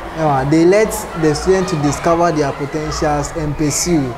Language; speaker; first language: English; non-native, local second language; Akan